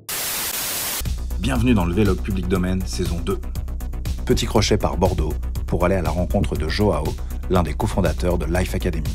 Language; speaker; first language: French; native; French